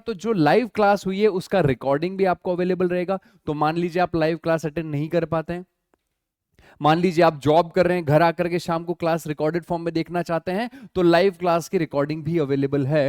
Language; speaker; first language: Hindi; native; Hindi